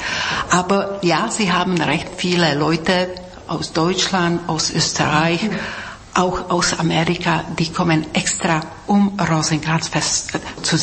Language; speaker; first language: German; non-native, fluent; Czech